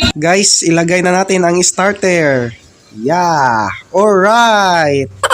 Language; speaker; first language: Filipino; non-native, local second language; Cebuano